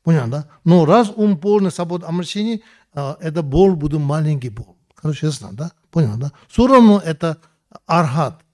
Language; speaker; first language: Russian; non-native, learner; Tibetan